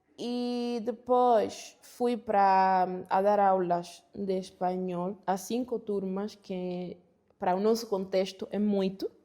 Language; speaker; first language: Portuguese; non-native, fluent; Spanish